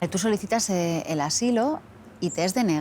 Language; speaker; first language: Spanish; native; Spanish